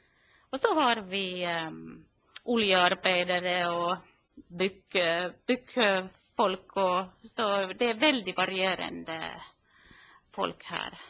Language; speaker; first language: Norwegian; non-native, fluent; Finnish